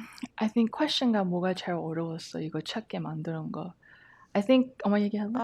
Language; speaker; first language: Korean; early bilingual, heritage; English